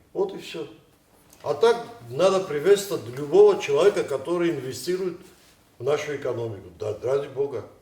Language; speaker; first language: Russian; non-native, local second language; Ossetic